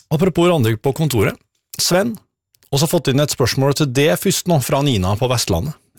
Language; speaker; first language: Norwegian; native; Norwegian